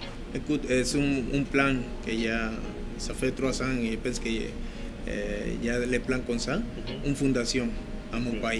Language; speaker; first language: French; non-native, learner; Spanish